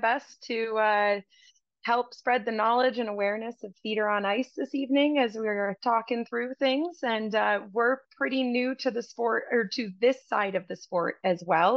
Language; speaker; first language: English; native; English